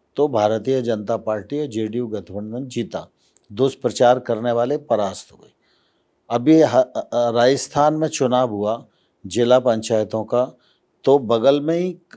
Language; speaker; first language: Hindi; native; Hindi